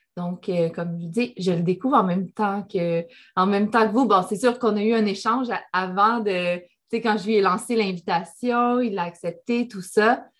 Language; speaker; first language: French; native; French